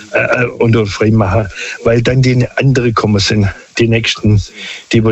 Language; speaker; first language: German; non-native, local second language; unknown